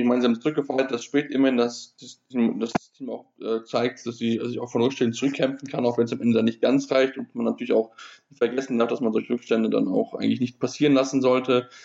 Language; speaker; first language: German; native; German